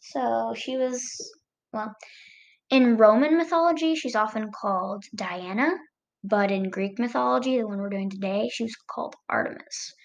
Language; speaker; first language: English; native; English